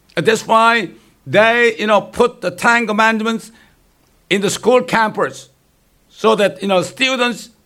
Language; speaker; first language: English; non-native, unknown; Korean